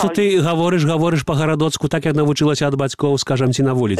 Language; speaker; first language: Polish; non-native, local second language; Belarusian